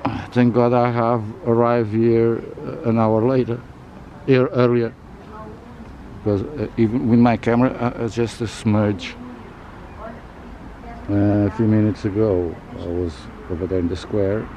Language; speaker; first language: English; non-native, fluent; Portuguese